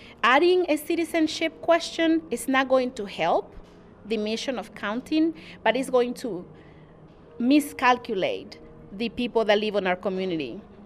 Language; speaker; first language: English; non-native, fluent; Spanish